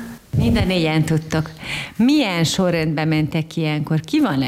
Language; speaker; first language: Hungarian; native; Hungarian